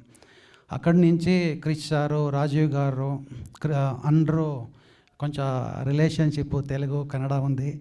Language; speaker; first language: Telugu; non-native, local second language; Kannada